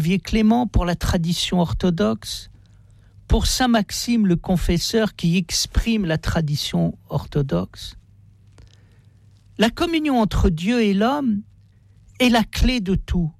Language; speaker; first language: French; native; French